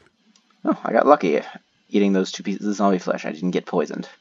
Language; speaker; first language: English; native; English